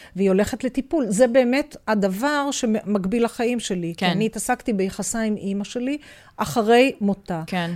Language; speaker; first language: Hebrew; native; Hebrew